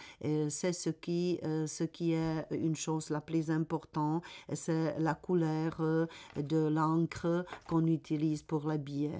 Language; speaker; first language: French; non-native, fluent; Czech